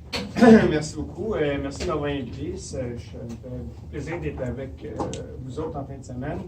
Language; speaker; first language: French; native; French